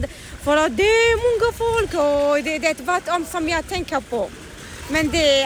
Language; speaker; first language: Swedish; non-native, local second language; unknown